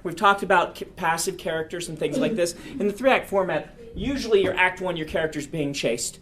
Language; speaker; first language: English; native; English